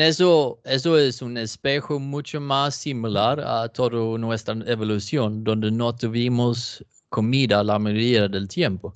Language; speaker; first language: Spanish; non-native, fluent; Swedish